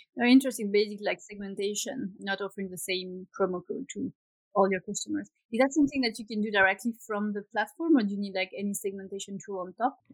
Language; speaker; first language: English; non-native, fluent; Swedish